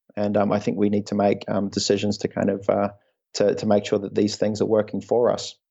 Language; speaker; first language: English; native; English